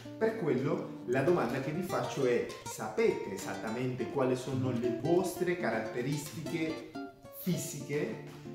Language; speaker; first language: Italian; non-native, fluent; Spanish